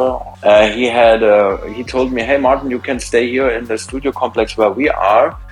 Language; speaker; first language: English; non-native, fluent; German